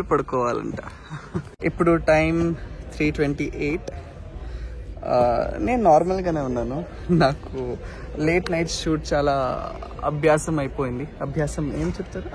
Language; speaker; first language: Telugu; non-native, learner; Kannada